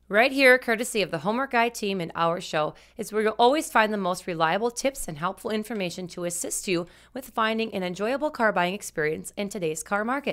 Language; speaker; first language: English; native; English